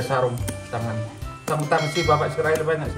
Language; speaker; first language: Indonesian; native; Indonesian